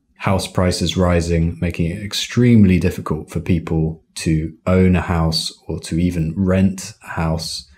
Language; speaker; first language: English; native; English